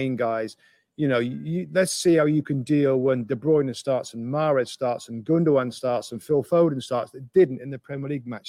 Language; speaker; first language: English; native; English